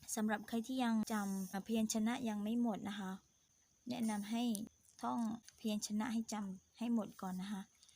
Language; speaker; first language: Thai; non-native, local second language; Pattani Malay